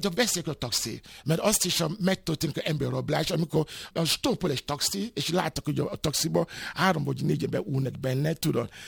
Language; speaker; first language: Hungarian; non-native, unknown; Yoruba